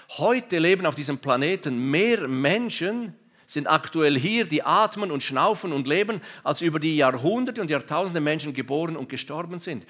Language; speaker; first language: German; non-native, local second language; Romansh